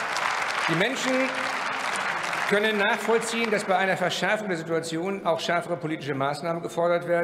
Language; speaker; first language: German; native; German